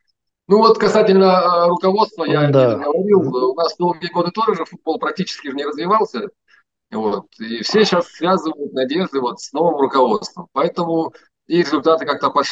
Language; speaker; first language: Russian; native; Russian